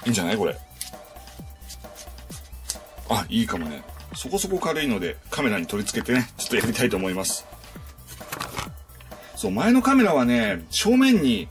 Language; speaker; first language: Japanese; native; Japanese